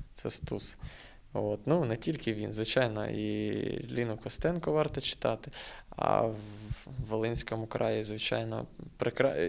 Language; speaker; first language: Ukrainian; non-native, local second language; Russian